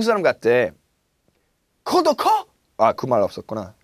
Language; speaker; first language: Korean; non-native, fluent; English